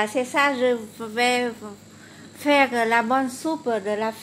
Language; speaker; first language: French; non-native, learner; Vietnamese